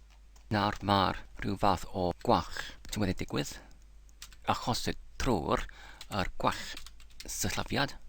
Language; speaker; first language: Welsh; non-native, learner; English